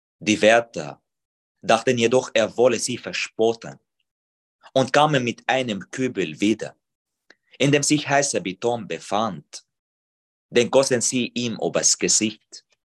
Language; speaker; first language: German; non-native, fluent; Arabic